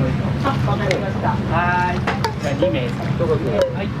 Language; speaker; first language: Japanese; native; Japanese